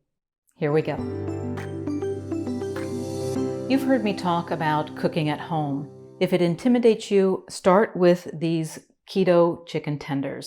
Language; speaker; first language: English; native; English